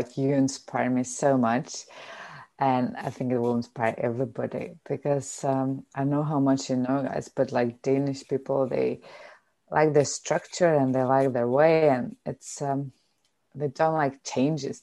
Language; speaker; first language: English; non-native, fluent; Lithuanian